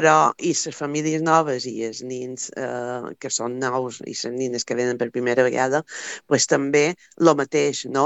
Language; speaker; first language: Catalan; native; Catalan